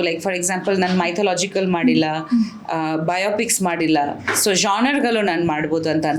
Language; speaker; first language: Kannada; non-native, local second language; Bangla